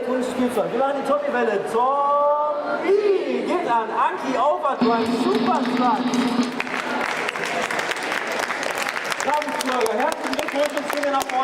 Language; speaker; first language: German; native; German